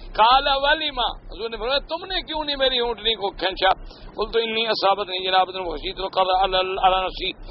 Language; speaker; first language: Urdu; native; Urdu